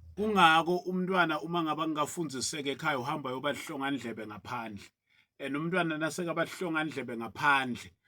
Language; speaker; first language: Zulu; non-native, local second language; Swati